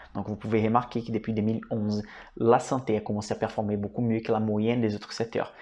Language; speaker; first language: French; non-native, fluent; Portuguese